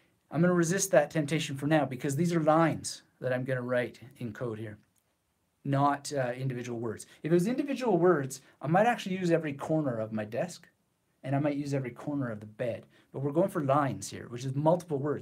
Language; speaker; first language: English; native; English